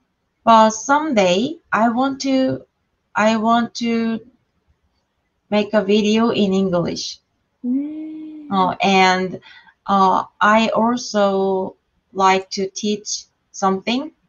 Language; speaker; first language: English; non-native, learner; Korean